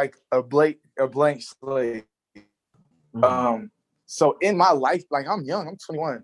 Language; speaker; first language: English; native; English